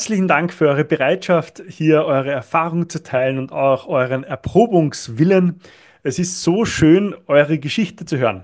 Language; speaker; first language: German; native; German